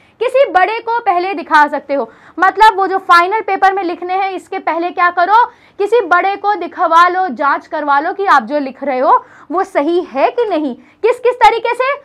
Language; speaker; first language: Hindi; native; Hindi